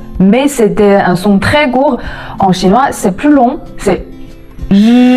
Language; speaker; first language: French; non-native, fluent; Chinese